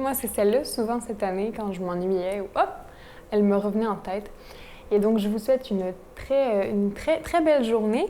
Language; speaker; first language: French; native; French